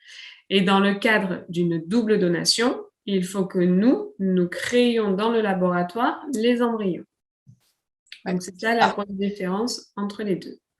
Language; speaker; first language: French; native; French